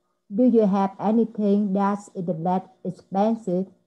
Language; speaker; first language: English; non-native, learner; Vietnamese